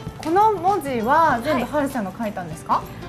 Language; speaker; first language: Japanese; native; Japanese